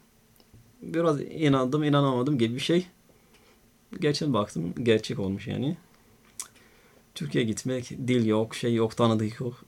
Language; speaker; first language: Turkish; non-native, fluent; Arabic